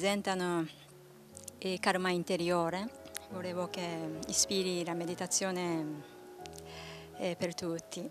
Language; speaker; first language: Italian; non-native, learner; Japanese